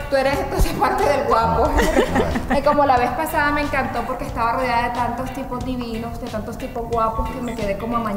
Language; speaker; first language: Spanish; native; Spanish